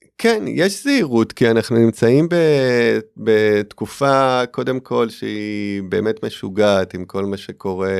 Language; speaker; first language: Hebrew; native; Hebrew